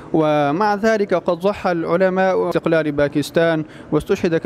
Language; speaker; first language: Arabic; non-native, learner; Urdu